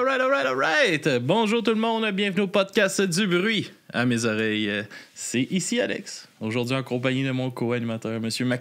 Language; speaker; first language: French; native; French